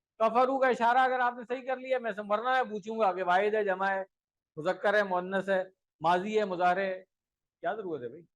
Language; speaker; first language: Urdu; native; Urdu